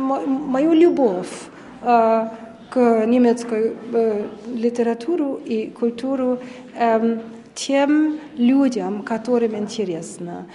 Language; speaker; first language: Russian; non-native, learner; German